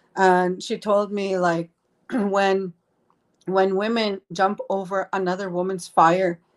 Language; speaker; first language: English; native; English